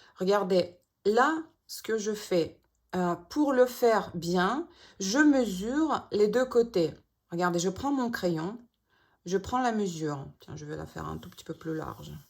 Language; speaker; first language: French; non-native, fluent; Russian